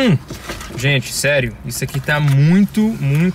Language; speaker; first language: Portuguese; native; Portuguese